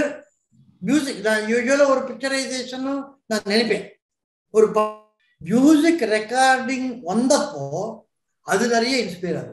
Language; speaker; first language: Tamil; non-native, local second language; Telugu